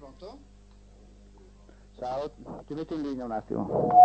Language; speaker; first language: Italian; native; Italian